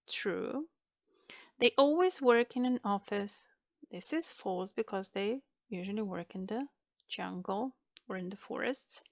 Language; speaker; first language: English; non-native, fluent; Macedonian